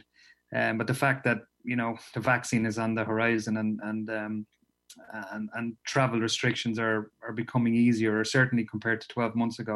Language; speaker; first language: English; native; English